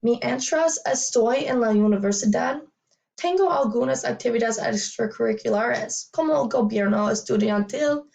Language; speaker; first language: Spanish; non-native, learner; English